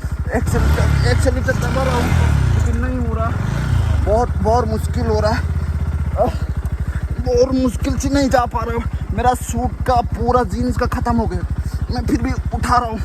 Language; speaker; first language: Hindi; non-native, local second language; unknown